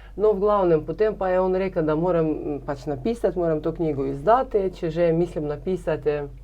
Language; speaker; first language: Slovenian; non-native, fluent; Ukrainian